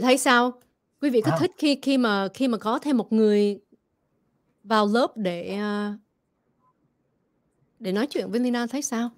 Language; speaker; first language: Vietnamese; early bilingual, other home language; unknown